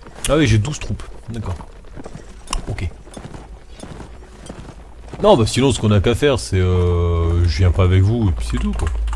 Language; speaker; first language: French; native; French